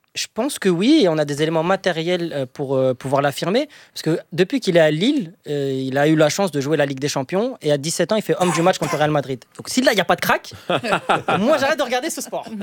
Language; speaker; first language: French; native; French